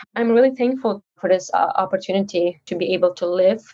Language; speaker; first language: English; early bilingual, other home language; Uzbek